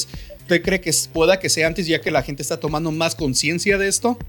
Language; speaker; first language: Spanish; native; Spanish